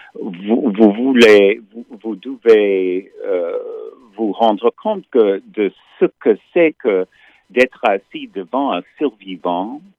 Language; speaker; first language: French; non-native, fluent; English